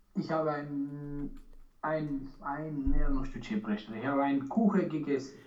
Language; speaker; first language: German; non-native, learner; Romanian